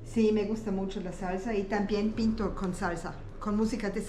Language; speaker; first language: Spanish; non-native, learner; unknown